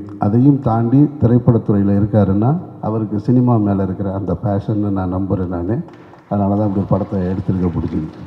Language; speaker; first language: Tamil; native; Tamil